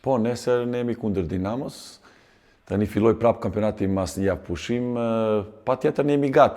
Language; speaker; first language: Albanian; non-native, fluent; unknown